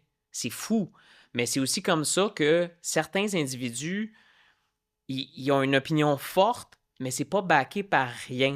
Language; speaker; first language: French; native; French